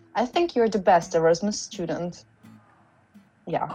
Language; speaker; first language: English; non-native, fluent; Hungarian